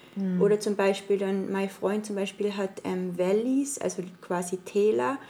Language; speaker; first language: German; native; German